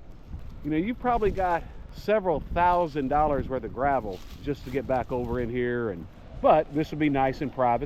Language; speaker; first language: English; native; English